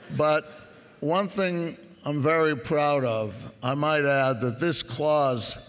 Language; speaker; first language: English; native; English